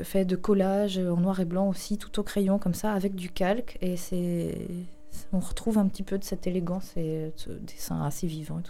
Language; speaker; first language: French; native; French